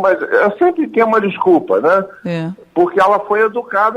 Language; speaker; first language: Portuguese; native; Portuguese